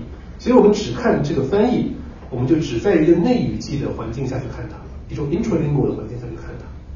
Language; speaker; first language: Chinese; native; Chinese